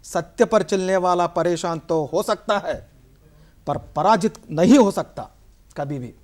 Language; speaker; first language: Hindi; non-native, local second language; Telugu